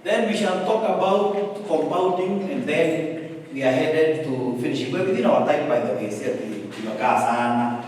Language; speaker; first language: English; non-native, local second language; Swahili